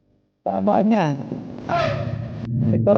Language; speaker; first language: Filipino; native; Filipino